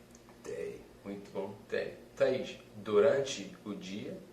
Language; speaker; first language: Portuguese; non-native, fluent; English